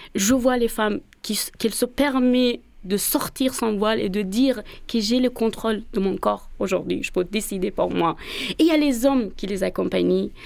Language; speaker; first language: French; non-native, fluent; Persian